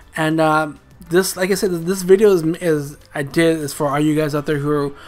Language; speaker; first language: English; native; English